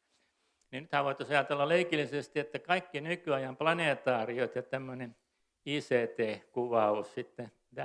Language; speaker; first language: Finnish; native; Finnish